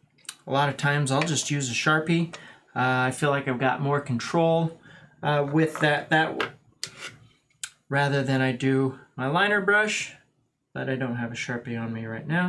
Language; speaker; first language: English; native; English